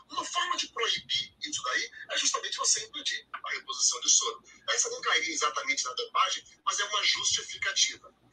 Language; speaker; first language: Portuguese; native; Portuguese